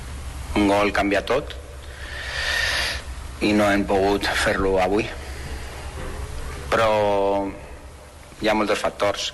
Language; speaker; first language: Catalan; non-native, fluent; Spanish